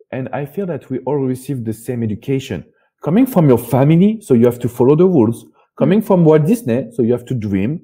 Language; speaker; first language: English; non-native, fluent; French